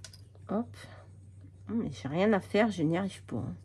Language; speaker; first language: French; native; French